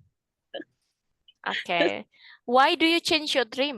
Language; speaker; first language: English; non-native, fluent; Indonesian